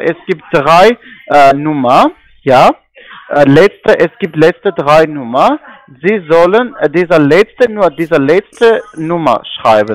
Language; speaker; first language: German; non-native, learner; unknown